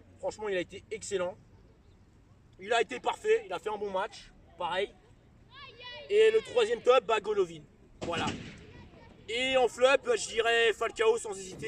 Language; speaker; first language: French; native; French